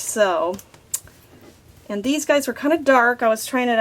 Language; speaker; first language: English; native; English